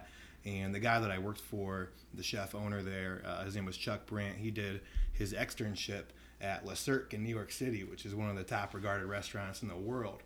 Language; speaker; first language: English; native; English